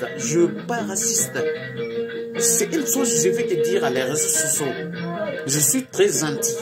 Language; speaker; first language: French; non-native, learner; Bambara